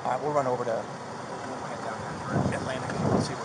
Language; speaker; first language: English; native; English